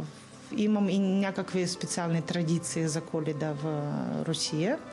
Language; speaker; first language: Bulgarian; non-native, learner; Russian